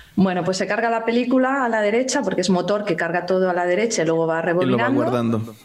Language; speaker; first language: Spanish; native; Spanish